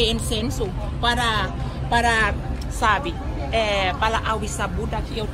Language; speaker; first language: Portuguese; non-native, learner; Thai